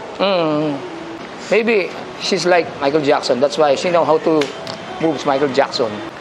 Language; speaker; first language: English; non-native, local second language; Filipino